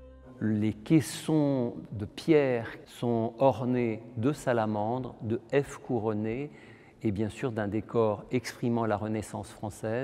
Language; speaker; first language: French; native; French